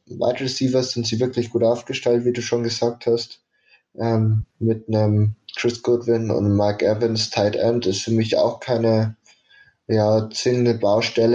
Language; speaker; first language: German; native; German